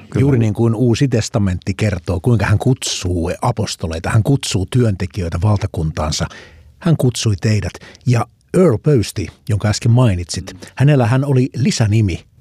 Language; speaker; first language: Finnish; native; Finnish